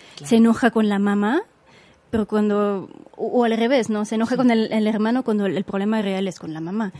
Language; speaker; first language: Spanish; non-native, fluent; French